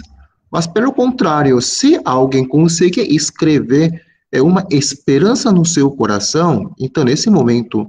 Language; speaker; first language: Portuguese; non-native, fluent; Korean